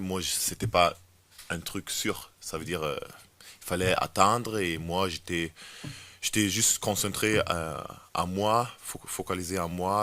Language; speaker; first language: French; non-native, fluent; German